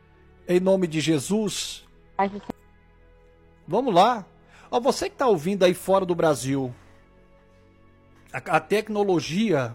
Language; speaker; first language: Portuguese; native; Portuguese